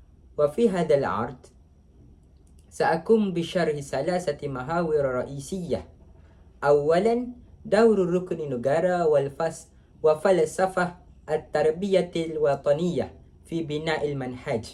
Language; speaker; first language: Arabic; non-native, learner; Malay